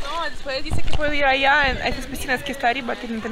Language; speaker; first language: Spanish; non-native, learner; Ukrainian